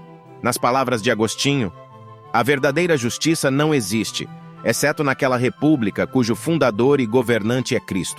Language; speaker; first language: Portuguese; native; Portuguese